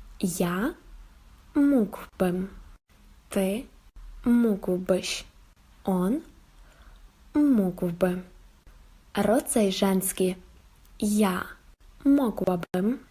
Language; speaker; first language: Polish; non-native, fluent; Ukrainian